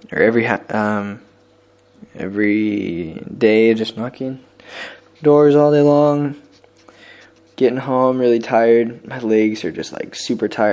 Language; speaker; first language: English; native; English